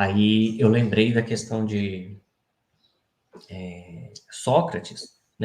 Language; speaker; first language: Portuguese; native; Portuguese